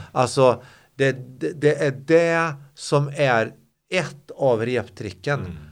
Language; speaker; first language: Swedish; native; Swedish